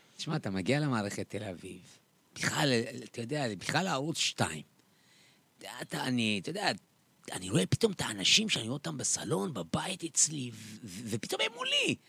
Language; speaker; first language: Hebrew; early bilingual, other home language; Amharic